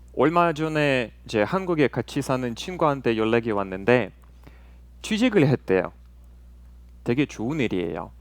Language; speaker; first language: Korean; non-native, fluent; Russian